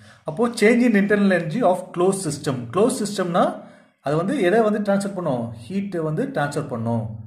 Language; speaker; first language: English; non-native, local second language; Tamil